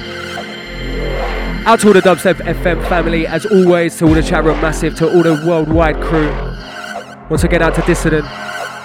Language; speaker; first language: English; native; English